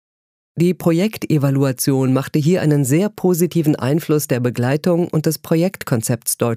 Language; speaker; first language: German; native; German